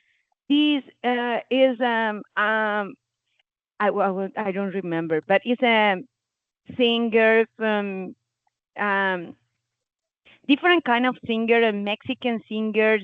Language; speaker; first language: English; non-native, learner; Spanish